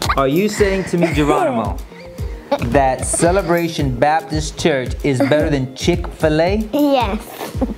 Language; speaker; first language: English; native; English